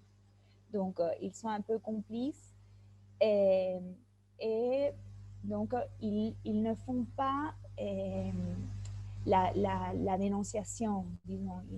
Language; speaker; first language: French; non-native, fluent; Spanish